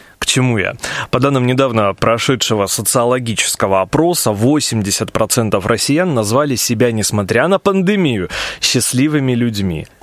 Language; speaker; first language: Russian; native; Russian